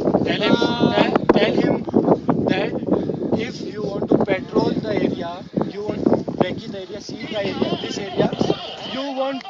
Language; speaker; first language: English; non-native, learner; Hindi